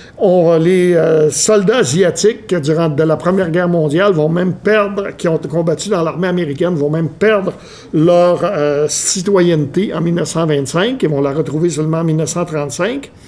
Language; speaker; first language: French; native; French